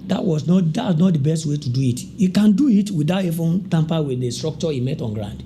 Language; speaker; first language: English; non-native, local second language; Yoruba